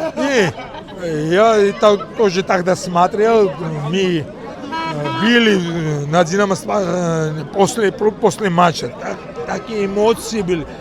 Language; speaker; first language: Russian; non-native, local second language; Georgian